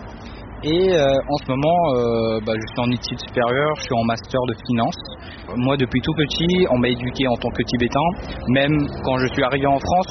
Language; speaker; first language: French; early bilingual, other home language; Tibetan